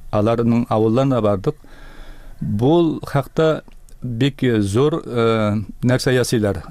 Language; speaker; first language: Tatar; early bilingual, heritage; Tatar